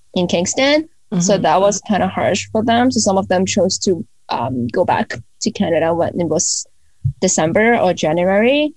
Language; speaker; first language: English; non-native, local second language; Cantonese